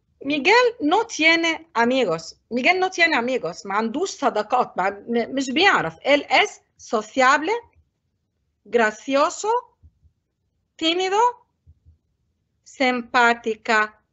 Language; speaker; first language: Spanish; non-native, fluent; Arabic